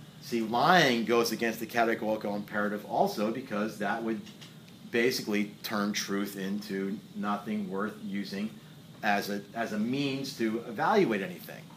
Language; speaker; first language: English; native; English